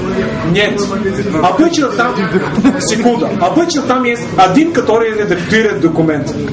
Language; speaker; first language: Russian; non-native, fluent; Bulgarian